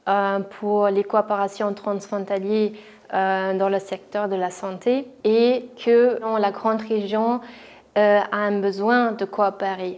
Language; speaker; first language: French; non-native, fluent; German